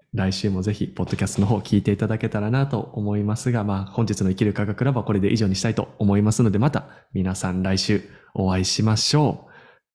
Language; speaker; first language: Japanese; native; Japanese